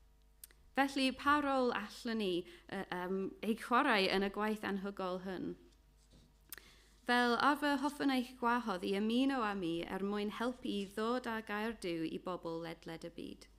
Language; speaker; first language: Welsh; non-native, fluent; English